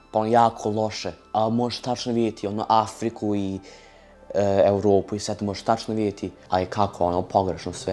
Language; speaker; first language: Serbian; early bilingual, heritage; Serbian